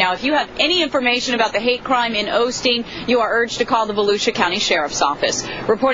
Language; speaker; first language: English; native; English